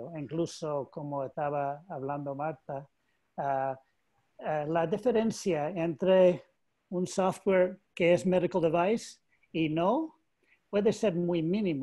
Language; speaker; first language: Spanish; non-native, learner; English